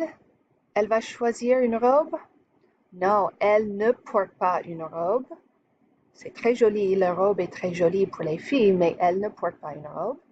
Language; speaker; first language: French; non-native, fluent; English